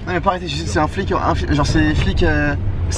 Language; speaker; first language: French; native; French